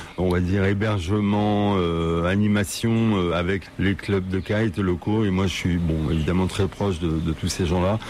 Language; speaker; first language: French; native; French